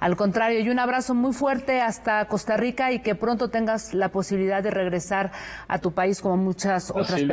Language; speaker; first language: Spanish; native; Spanish